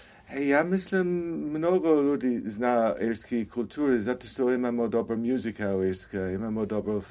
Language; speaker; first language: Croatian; non-native, learner; English